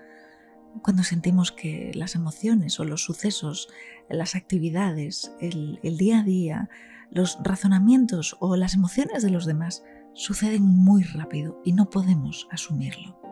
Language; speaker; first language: Spanish; native; Spanish